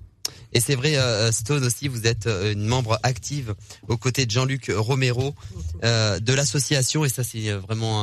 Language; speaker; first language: French; native; French